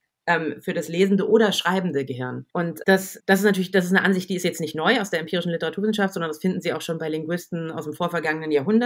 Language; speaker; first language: German; native; German